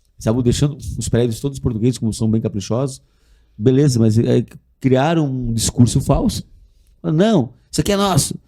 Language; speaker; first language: Portuguese; native; Portuguese